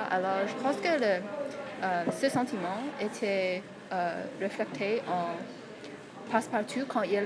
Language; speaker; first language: French; non-native, fluent; English